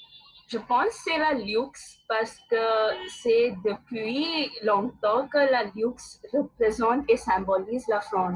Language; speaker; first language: French; non-native, learner; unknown